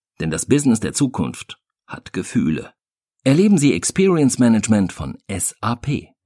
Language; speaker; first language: German; native; German